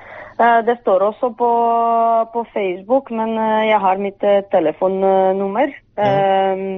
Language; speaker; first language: Norwegian; non-native, fluent; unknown